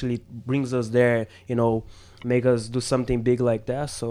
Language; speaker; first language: English; non-native, fluent; Portuguese